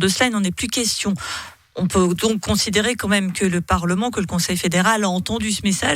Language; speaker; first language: French; native; French